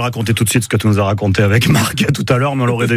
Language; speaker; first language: French; native; French